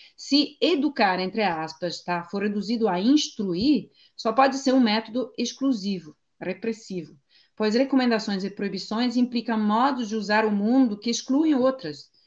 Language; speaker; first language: Portuguese; non-native, fluent; Italian